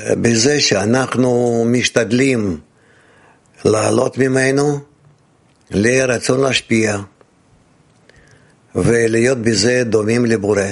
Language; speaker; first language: Hebrew; non-native, fluent; Russian